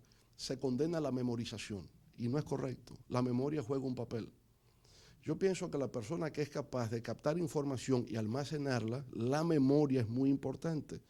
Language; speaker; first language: Spanish; native; Spanish